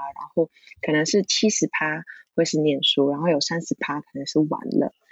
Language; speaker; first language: Chinese; non-native, local second language; Cantonese